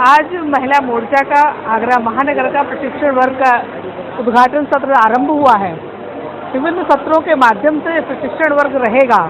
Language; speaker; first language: Hindi; native; Hindi